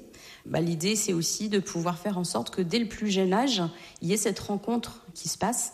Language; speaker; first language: French; native; French